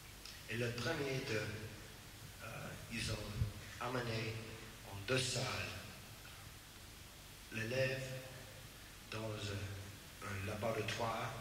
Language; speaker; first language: French; non-native, learner; English